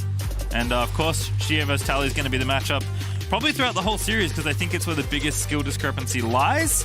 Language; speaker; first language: English; native; English